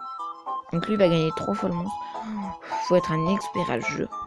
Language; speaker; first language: French; native; French